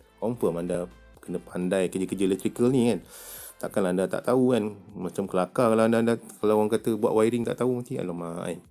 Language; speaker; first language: Malay; native; Malay